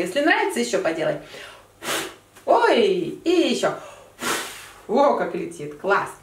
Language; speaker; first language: Russian; native; Russian